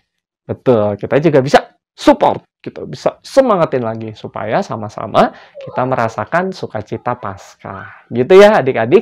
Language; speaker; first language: Indonesian; native; Indonesian